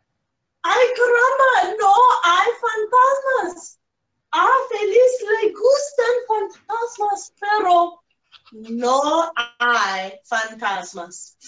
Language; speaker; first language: Spanish; non-native, fluent; English